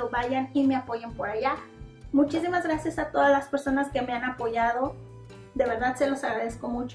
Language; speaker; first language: Spanish; native; Spanish